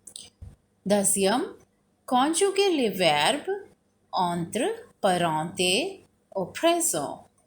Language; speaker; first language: French; non-native, fluent; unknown